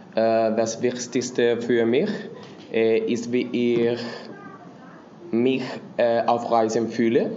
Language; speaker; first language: German; non-native, learner; Spanish